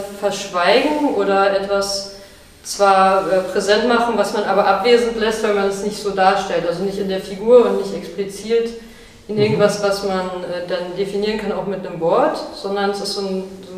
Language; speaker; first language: German; native; German